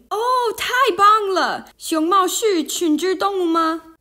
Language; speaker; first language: Chinese; non-native, learner; English